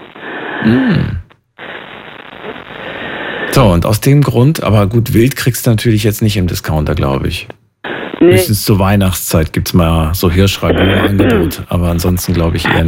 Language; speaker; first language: German; native; German